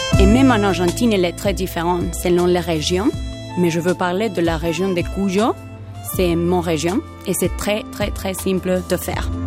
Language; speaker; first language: French; non-native, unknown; Spanish